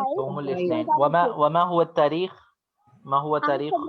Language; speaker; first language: Arabic; non-native, fluent; Urdu